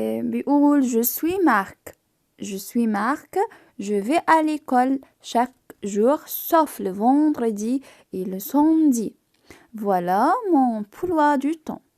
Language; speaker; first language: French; non-native, fluent; Arabic